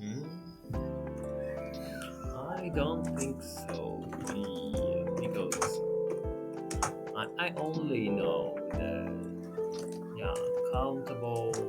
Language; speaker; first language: English; non-native, learner; Japanese